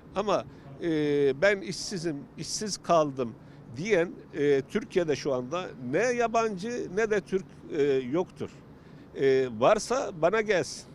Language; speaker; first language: Turkish; non-native, fluent; Arabic